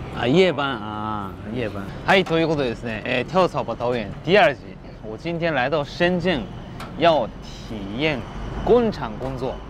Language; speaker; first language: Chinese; non-native, fluent; Japanese